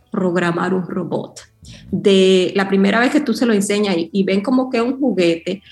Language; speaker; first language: Spanish; early bilingual, heritage; Spanish